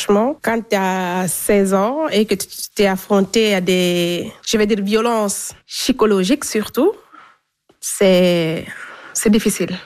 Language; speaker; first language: French; non-native, local second language; Fula